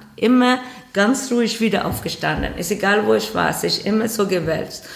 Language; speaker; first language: German; non-native, learner; Swedish